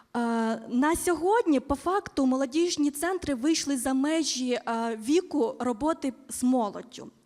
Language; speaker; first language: Ukrainian; native; Ukrainian